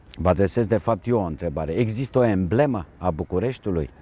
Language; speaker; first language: Romanian; native; Romanian